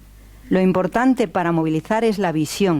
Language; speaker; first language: Spanish; native; Spanish